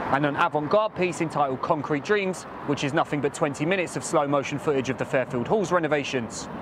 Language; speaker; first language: English; native; English